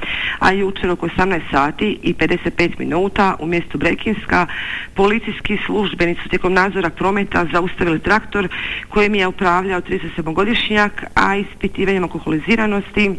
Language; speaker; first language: Serbian; native; Serbian